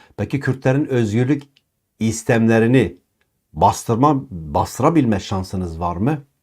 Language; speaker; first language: Turkish; non-native, local second language; Kurdish